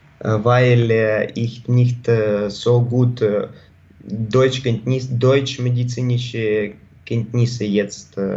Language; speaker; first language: German; non-native, learner; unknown